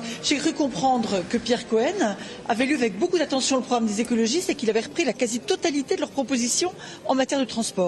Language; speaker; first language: French; native; French